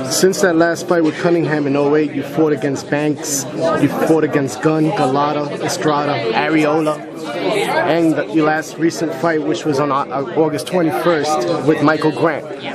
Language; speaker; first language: English; native; English